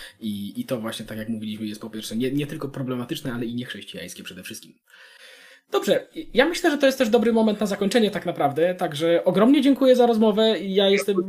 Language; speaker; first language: Polish; native; Polish